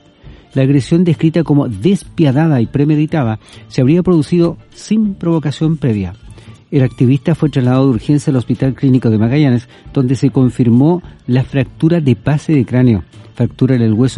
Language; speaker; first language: Spanish; native; Spanish